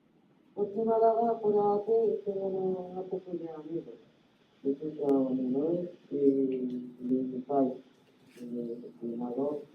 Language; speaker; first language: Spanish; non-native, learner; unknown